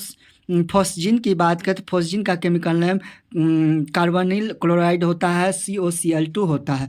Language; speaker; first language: Hindi; native; Hindi